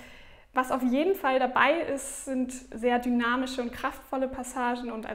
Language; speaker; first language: German; native; German